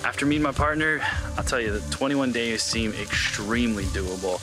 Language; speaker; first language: English; native; English